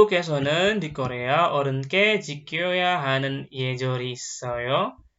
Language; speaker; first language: Korean; non-native, fluent; Indonesian